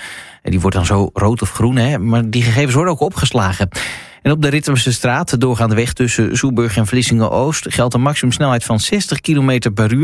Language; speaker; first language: Dutch; native; Dutch